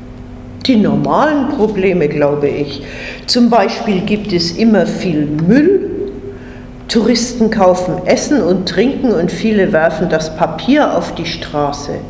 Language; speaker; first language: German; non-native, fluent; English